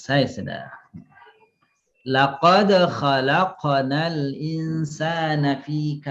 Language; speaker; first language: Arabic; non-native, fluent; Indonesian